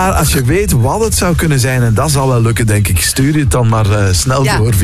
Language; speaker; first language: Dutch; native; Dutch